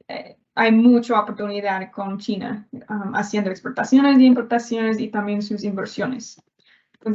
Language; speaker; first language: Spanish; non-native, learner; English